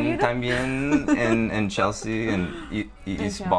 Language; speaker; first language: Spanish; non-native, fluent; English